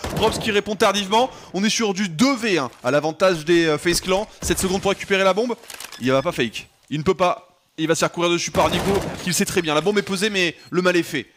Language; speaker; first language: French; native; French